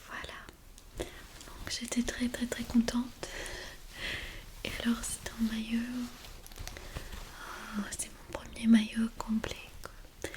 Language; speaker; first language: French; non-native, fluent; Armenian